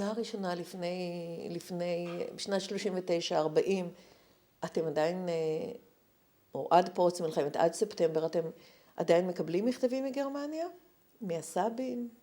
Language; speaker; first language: Hebrew; native; Hebrew